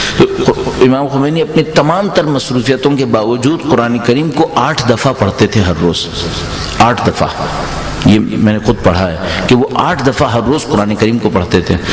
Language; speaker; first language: Urdu; native; Urdu